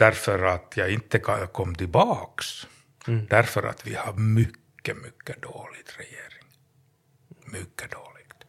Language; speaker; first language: Swedish; non-native, learner; Finnish